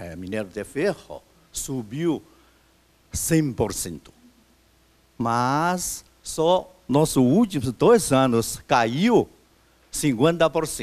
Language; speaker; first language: Portuguese; non-native, fluent; Chinese